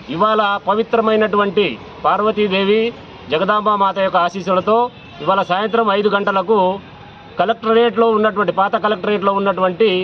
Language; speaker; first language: Telugu; non-native, local second language; Lambadi